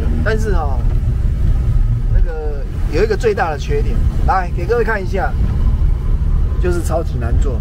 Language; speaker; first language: Chinese; native; Chinese